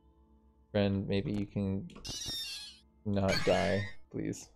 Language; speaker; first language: English; native; English